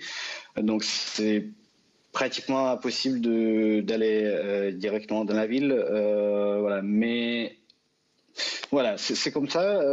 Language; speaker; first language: French; non-native, fluent; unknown